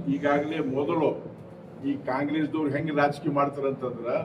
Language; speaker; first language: Kannada; non-native, local second language; Lambadi